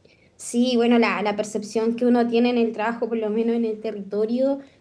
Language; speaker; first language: Spanish; native; Spanish